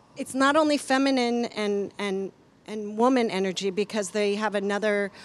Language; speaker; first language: English; native; English